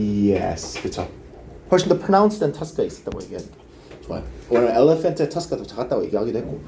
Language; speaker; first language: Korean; native; Korean